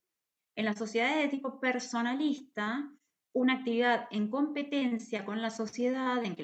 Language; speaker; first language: Spanish; native; Spanish